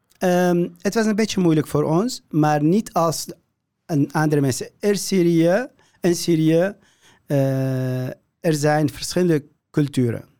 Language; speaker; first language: Dutch; non-native, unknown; Kurdish